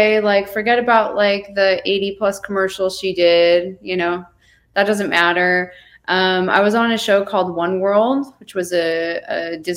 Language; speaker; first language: English; native; English